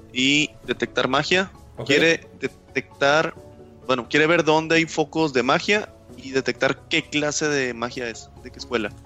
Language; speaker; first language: Spanish; native; Spanish